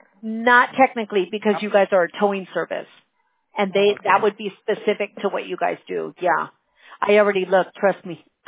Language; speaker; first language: English; early bilingual, other home language; Spanish